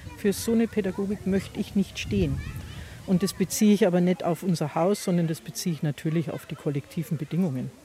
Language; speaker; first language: German; native; German